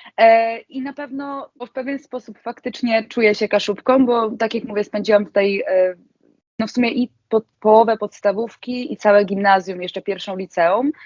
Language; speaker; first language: Polish; native; Polish